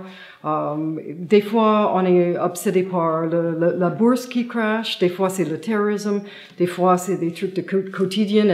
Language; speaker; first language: French; non-native, fluent; English